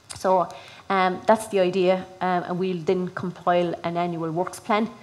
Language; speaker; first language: English; native; English